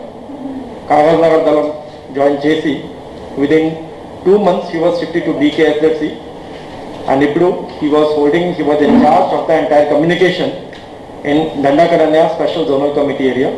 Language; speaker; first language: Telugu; non-native, learner; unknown